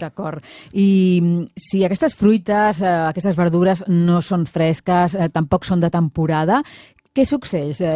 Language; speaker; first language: Catalan; native; Catalan